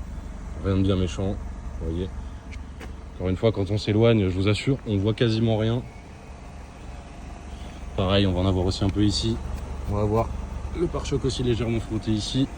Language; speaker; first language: French; native; French